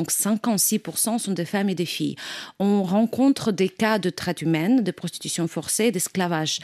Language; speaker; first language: French; non-native, fluent; Ukrainian